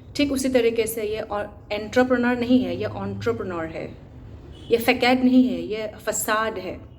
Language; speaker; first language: Hindi; non-native, local second language; Assamese